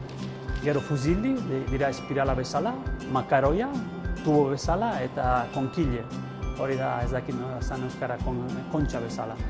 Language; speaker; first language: Basque; non-native, learner; Italian